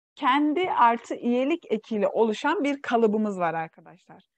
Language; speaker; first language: Turkish; non-native, fluent; Uyghur